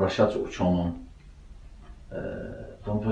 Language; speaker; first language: Russian; non-native, learner; Azerbaijani